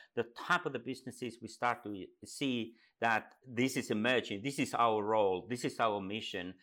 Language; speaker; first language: English; non-native, fluent; Finnish